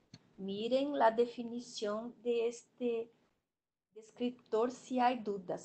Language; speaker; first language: Spanish; non-native, learner; Portuguese